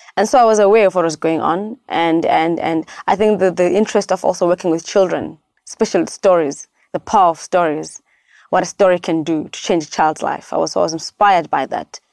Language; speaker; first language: English; non-native, local second language; Xhosa